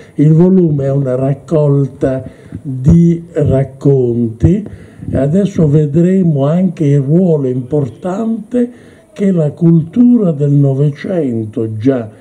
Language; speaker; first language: Italian; native; Italian